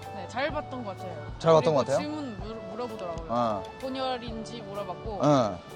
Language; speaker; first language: Korean; non-native, fluent; English